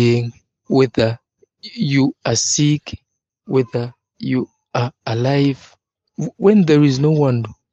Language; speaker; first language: English; non-native, local second language; Ganda